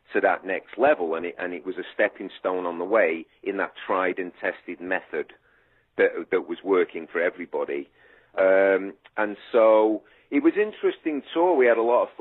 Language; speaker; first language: English; native; English